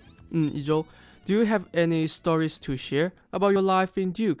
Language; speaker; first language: English; non-native, fluent; Chinese